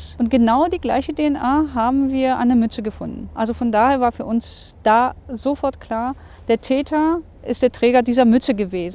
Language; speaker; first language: German; native; German